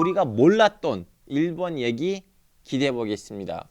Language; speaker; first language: Korean; non-native, fluent; Turkish